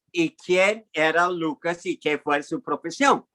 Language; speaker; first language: Spanish; non-native, fluent; English